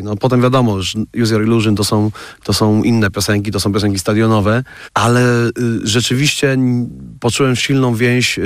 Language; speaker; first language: Polish; native; Polish